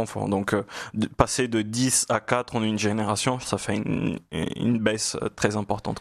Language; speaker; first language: French; non-native, fluent; Portuguese